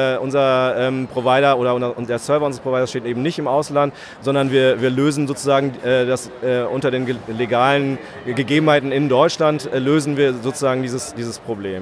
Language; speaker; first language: German; native; German